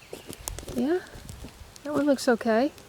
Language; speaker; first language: English; native; English